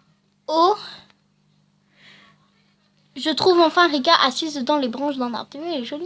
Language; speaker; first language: French; native; French